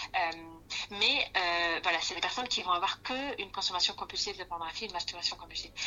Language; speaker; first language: French; non-native, fluent; Spanish